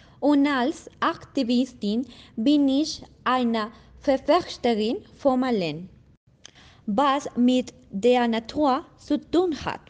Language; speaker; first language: German; non-native, learner; Spanish